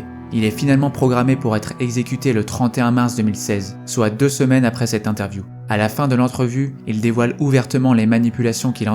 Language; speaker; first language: French; native; French